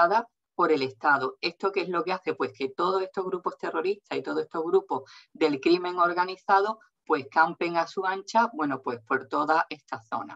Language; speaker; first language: Spanish; native; Spanish